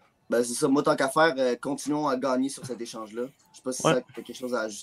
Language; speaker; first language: French; native; French